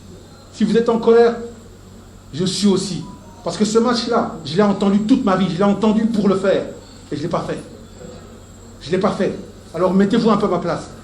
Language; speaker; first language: French; native; French